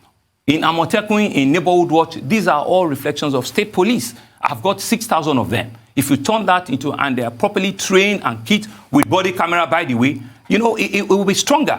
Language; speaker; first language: English; non-native, local second language; Yoruba